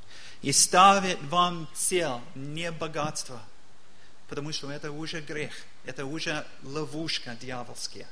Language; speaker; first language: Russian; non-native, learner; English